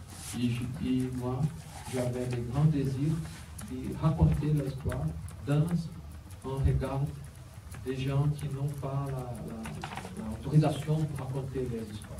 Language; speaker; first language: French; non-native, learner; Portuguese